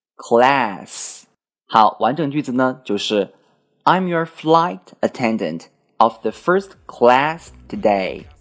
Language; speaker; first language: English; non-native, fluent; Chinese